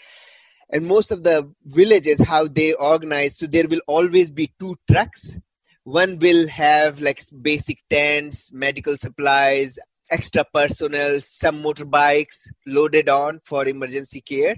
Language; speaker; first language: English; non-native, local second language; Hindi